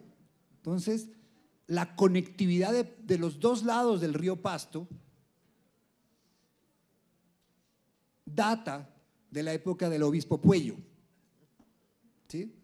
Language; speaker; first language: Spanish; native; Spanish